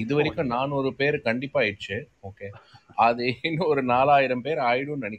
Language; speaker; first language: Tamil; native; Tamil